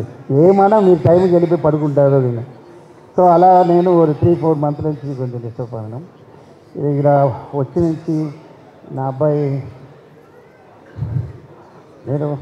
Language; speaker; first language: Telugu; non-native, learner; Tamil